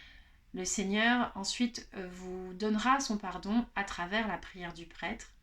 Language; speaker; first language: French; native; French